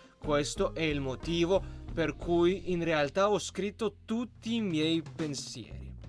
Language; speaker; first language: Italian; non-native, learner; Russian